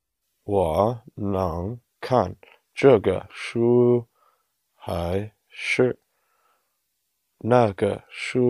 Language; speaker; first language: Chinese; non-native, learner; English